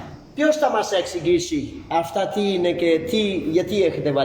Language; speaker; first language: Greek; non-native, learner; Urdu